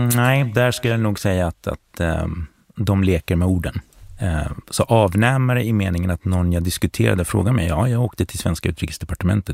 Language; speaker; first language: Swedish; native; Swedish